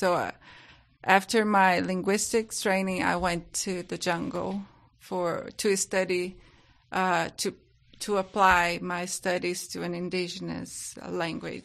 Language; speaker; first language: English; non-native, fluent; Portuguese